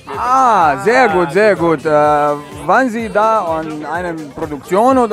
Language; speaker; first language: German; non-native, learner; Slovenian